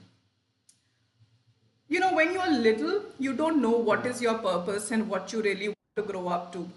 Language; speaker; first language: English; non-native, local second language; Hindi